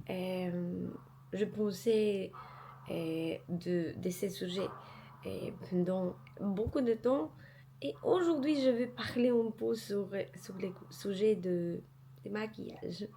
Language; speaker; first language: French; non-native, learner; Polish